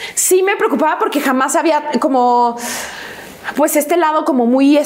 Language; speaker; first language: Spanish; native; Spanish